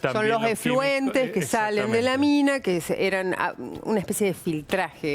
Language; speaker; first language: Spanish; native; Spanish